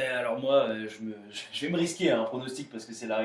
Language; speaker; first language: French; native; French